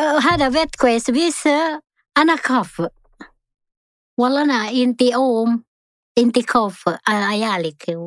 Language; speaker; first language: Arabic; non-native, learner; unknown